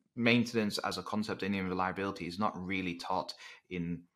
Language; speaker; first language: English; non-native, fluent; Dutch